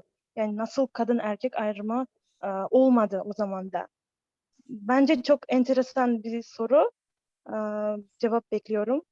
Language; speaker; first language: Turkish; non-native, fluent; Kazakh